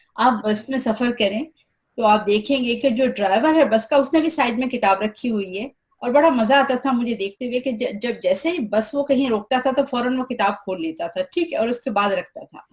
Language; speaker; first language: Urdu; non-native, local second language; Sindhi